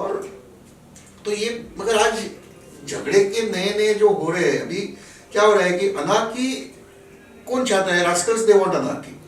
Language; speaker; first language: Hindi; non-native, local second language; Marathi